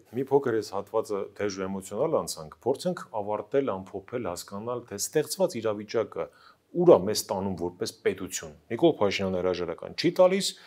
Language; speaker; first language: Armenian; native; Armenian